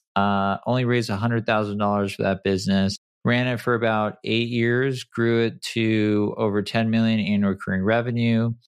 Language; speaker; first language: English; native; English